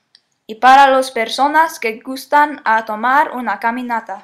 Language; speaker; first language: Spanish; non-native, learner; English